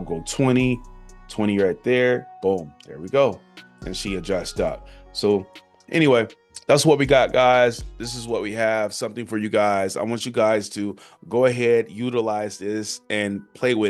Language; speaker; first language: English; native; English